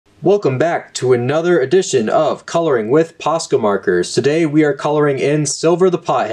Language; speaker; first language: English; native; English